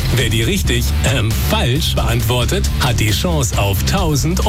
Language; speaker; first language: German; native; German